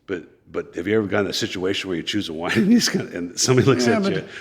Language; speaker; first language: English; native; English